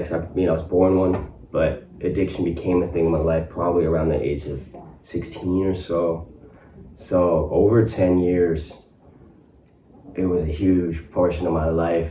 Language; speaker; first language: English; native; English